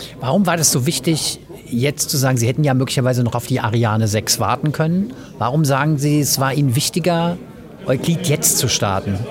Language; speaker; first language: German; native; German